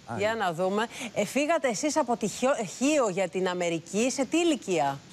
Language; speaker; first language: Greek; native; Greek